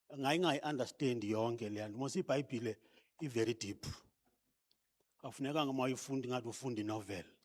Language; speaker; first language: Zulu; non-native, local second language; Xhosa